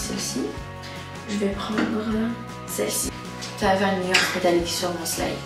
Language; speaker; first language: French; early bilingual, other home language; Russian